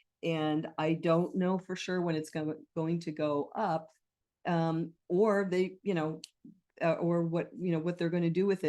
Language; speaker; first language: English; native; English